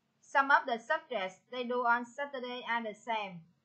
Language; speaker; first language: English; non-native, fluent; Vietnamese